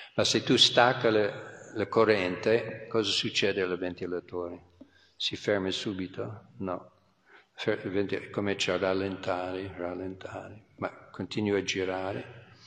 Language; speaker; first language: Italian; non-native, fluent; English